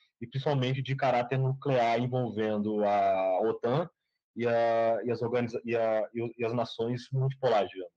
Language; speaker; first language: Portuguese; native; Portuguese